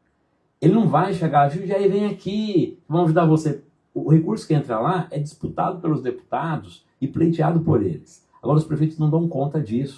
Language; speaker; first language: Portuguese; native; Portuguese